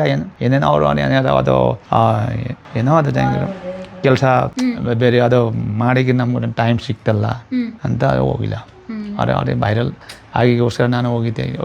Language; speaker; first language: Kannada; non-native, learner; Nepali